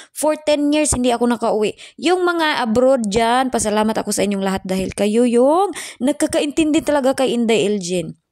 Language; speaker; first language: Filipino; non-native, local second language; Cebuano